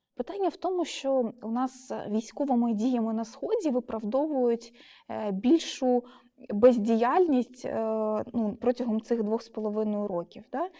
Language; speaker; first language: Ukrainian; non-native, local second language; Russian